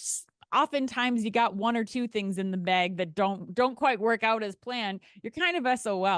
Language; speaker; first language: English; native; English